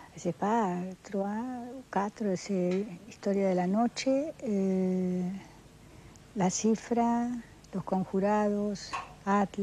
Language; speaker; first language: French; non-native, fluent; Spanish